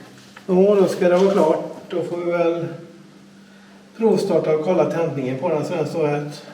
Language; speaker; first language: Swedish; native; Swedish